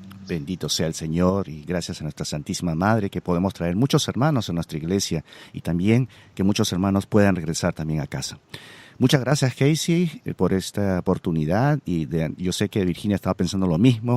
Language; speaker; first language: Spanish; native; Spanish